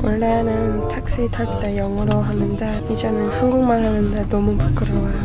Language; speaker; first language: Korean; early bilingual, heritage; English